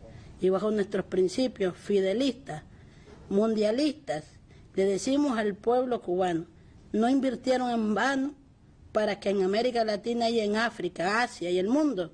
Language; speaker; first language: Spanish; native; Spanish